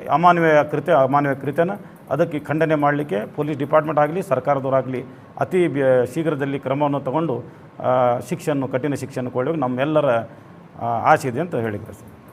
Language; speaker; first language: Kannada; non-native, local second language; Urdu